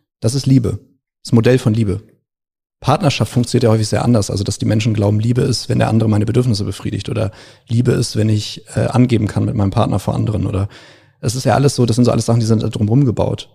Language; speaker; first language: German; native; German